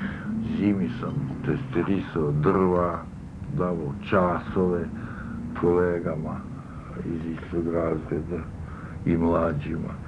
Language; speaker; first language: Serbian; early bilingual, other home language; Russian